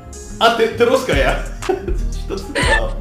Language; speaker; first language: Russian; non-native, learner; Indonesian